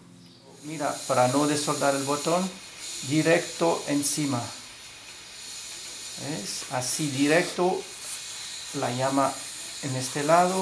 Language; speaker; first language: Spanish; non-native, fluent; French